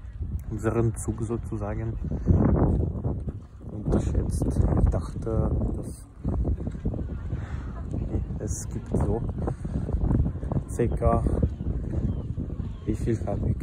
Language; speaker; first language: German; non-native, fluent; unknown